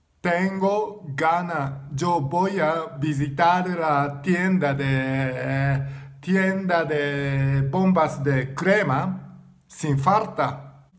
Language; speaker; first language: Spanish; non-native, learner; Japanese